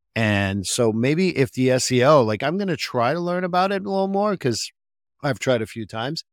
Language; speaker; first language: English; non-native, fluent; French